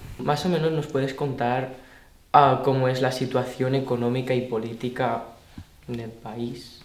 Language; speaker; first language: Spanish; non-native, local second language; Catalan